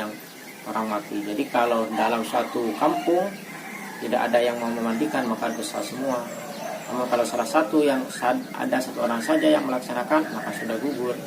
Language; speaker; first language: Indonesian; native; Indonesian